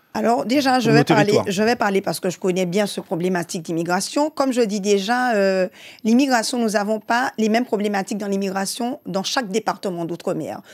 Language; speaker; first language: French; native; French